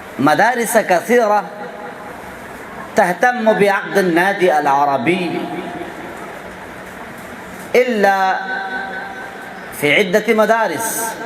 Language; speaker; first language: Arabic; non-native, fluent; Urdu